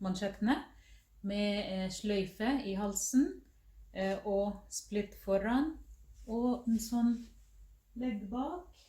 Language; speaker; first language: Norwegian; non-native, fluent; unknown